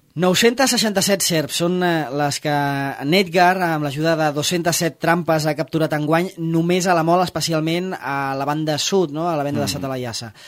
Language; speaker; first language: Catalan; native; Catalan